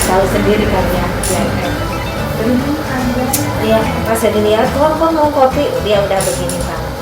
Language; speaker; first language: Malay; non-native, local second language; Sundanese